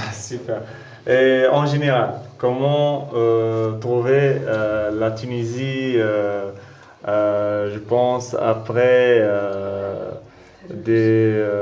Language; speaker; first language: French; non-native, local second language; Arabic